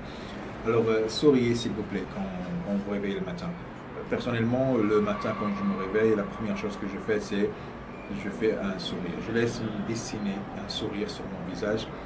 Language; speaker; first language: French; non-native, local second language; Arabic